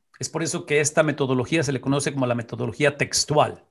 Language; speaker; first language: Spanish; native; Spanish